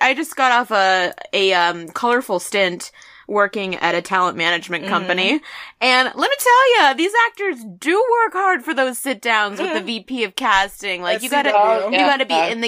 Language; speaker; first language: English; native; English